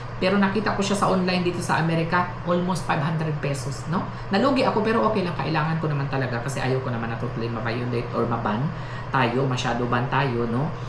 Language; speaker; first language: Filipino; non-native, local second language; Cebuano